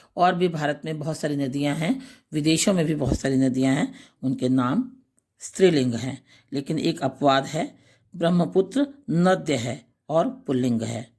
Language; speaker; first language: Hindi; native; Hindi